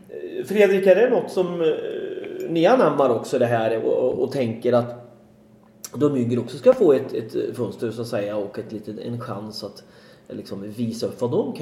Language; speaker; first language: Swedish; native; Swedish